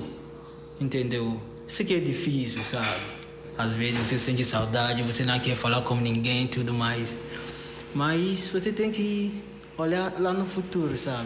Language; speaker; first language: Portuguese; non-native, fluent; Akan